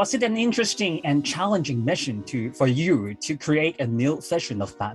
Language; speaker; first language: English; non-native, fluent; Cantonese